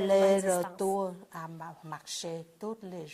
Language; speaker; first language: French; non-native, learner; Vietnamese